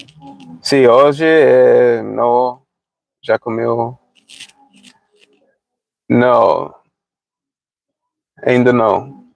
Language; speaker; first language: Portuguese; non-native, fluent; English